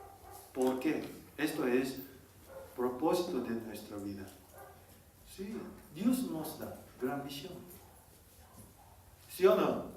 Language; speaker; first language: Spanish; non-native, learner; Korean